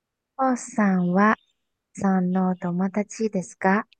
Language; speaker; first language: Japanese; non-native, learner; Chinese